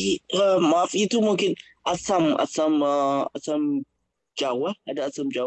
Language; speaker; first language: Indonesian; non-native, fluent; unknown